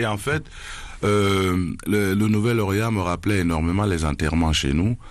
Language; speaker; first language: French; non-native, local second language; Duala